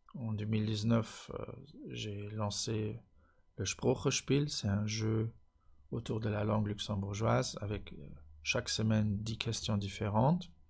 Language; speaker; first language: French; non-native, local second language; Luxembourgish